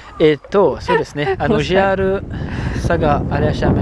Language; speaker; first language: Japanese; native; Japanese